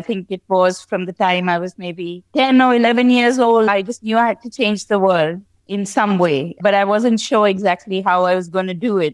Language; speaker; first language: English; non-native, local second language; Hindi